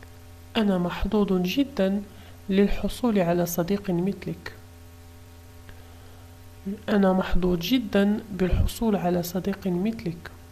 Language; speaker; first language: Arabic; native; Arabic